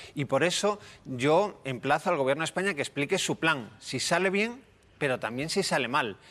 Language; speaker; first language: Spanish; native; Spanish